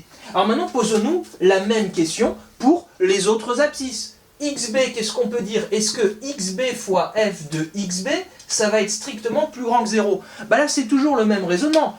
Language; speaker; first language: French; native; French